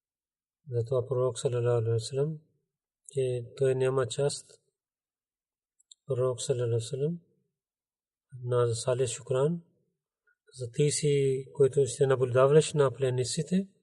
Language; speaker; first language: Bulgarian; non-native, learner; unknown